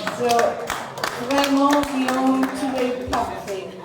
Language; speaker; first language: French; non-native, learner; English